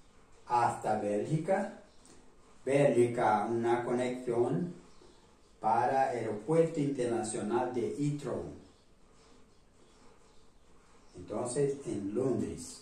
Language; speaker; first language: Spanish; non-native, learner; Portuguese